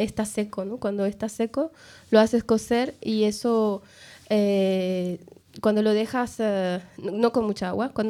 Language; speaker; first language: Spanish; native; Spanish